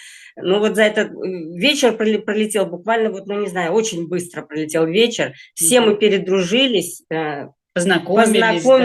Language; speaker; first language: Russian; native; Russian